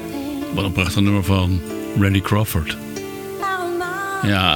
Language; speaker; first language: Dutch; native; Dutch